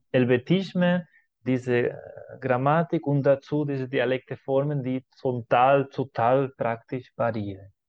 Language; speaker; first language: German; non-native, fluent; Spanish